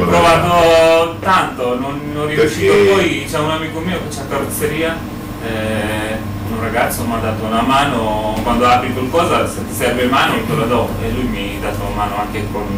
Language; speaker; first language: Italian; non-native, learner; Bangla